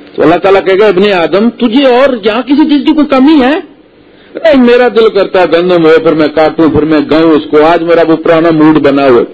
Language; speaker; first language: Urdu; non-native, local second language; Punjabi